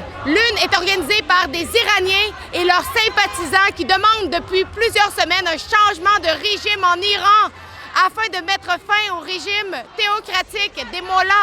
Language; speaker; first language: French; native; French